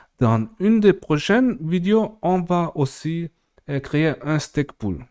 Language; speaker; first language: French; non-native, fluent; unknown